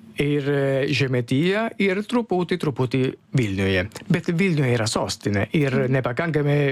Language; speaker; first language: Lithuanian; non-native, learner; Italian